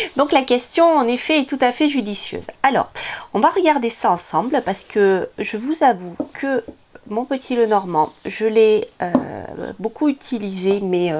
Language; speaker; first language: French; native; French